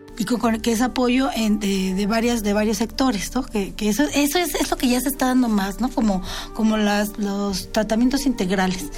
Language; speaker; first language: Spanish; native; Spanish